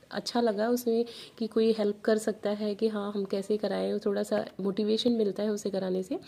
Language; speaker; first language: Hindi; native; Hindi